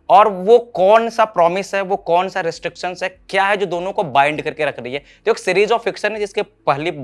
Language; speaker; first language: Hindi; native; Hindi